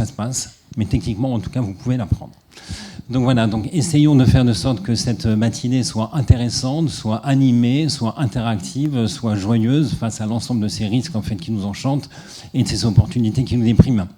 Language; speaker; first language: French; native; French